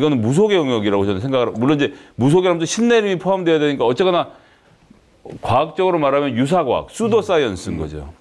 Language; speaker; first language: Korean; native; Korean